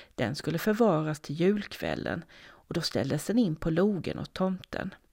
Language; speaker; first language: Swedish; native; Swedish